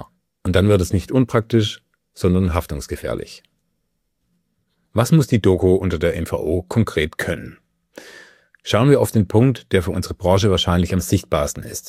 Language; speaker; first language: German; native; German